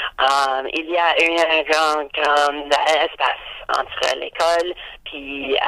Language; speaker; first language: French; non-native, learner; English